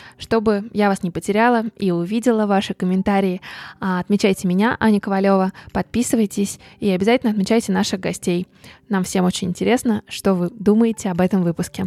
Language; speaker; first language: Russian; native; Russian